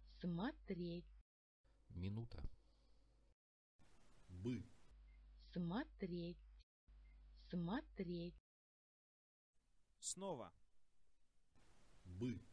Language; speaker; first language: Russian; non-native, learner; English